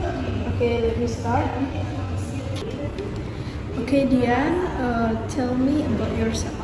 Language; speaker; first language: English; non-native, learner; Indonesian